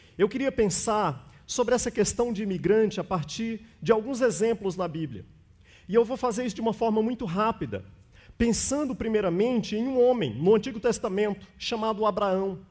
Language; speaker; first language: Portuguese; native; Portuguese